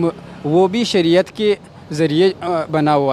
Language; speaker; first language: Hindi; non-native, learner; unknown